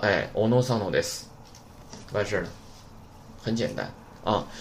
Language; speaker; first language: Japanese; non-native, fluent; Chinese